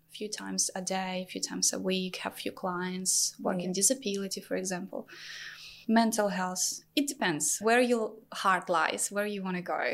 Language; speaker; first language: English; non-native, fluent; Ukrainian